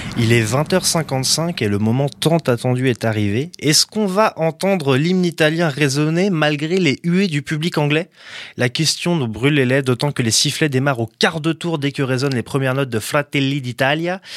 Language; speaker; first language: French; native; French